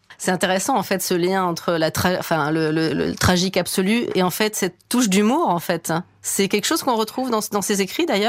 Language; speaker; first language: French; native; French